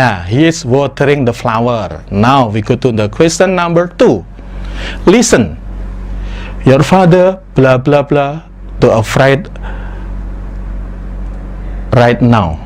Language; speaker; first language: English; non-native, fluent; Indonesian